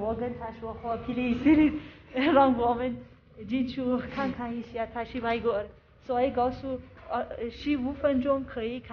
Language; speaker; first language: Chinese; non-native, learner; Persian